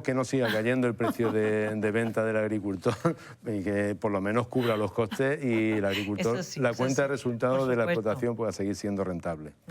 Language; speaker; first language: Spanish; native; Spanish